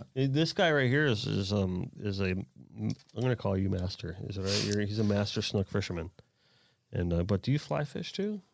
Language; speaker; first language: English; native; English